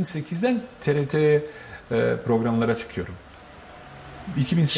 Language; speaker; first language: Turkish; non-native, fluent; Bosnian